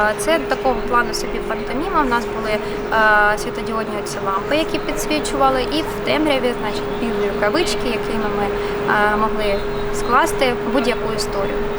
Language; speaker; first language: Ukrainian; non-native, local second language; Russian